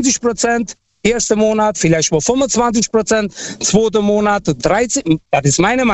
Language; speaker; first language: German; non-native, fluent; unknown